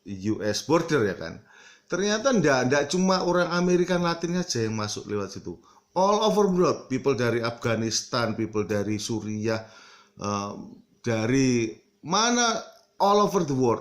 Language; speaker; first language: Indonesian; early bilingual, heritage; Indonesian